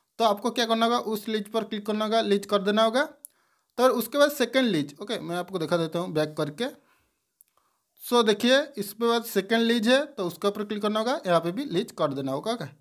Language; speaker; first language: Hindi; non-native, local second language; Bangla